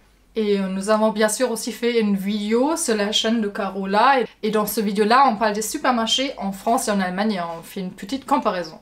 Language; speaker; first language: French; non-native, fluent; German